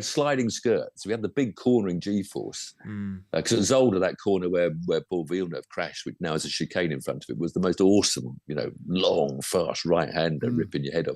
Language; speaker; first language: English; native; English